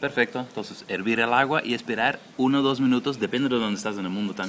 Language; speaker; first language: Spanish; non-native, fluent; Dutch